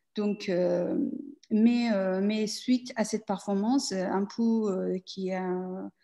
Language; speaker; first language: French; non-native, learner; Persian